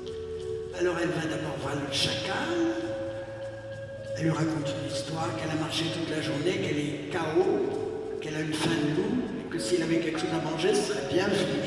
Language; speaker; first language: French; native; French